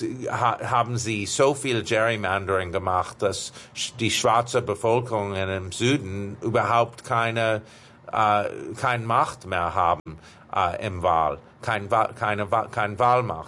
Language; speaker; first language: German; non-native, fluent; English